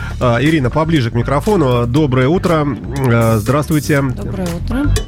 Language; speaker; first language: Russian; native; Russian